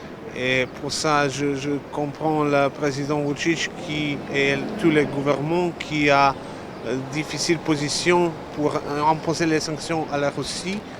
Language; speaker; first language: French; non-native, learner; Serbian